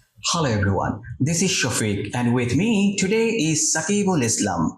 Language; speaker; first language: English; non-native, fluent; Bangla